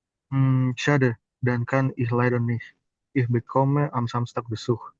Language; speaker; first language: German; non-native, learner; Indonesian